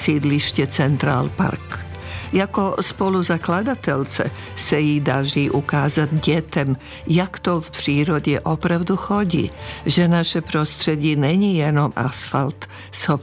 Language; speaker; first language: Czech; non-native, fluent; Serbian